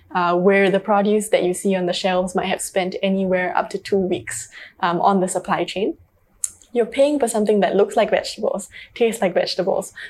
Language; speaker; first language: English; native; English